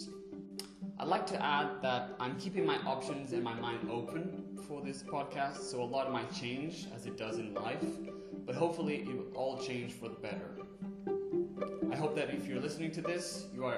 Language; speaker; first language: English; non-native, fluent; Portuguese